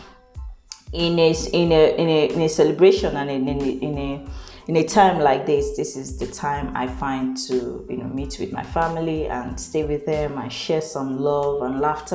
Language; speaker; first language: English; non-native, local second language; Igbo